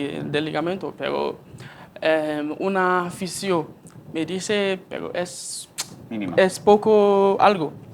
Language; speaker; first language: Spanish; non-native, learner; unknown